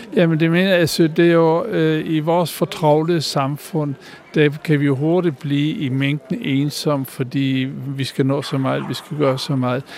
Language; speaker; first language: Danish; native; Danish